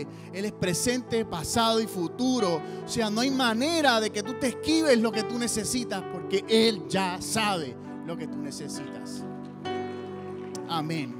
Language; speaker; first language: Spanish; native; Spanish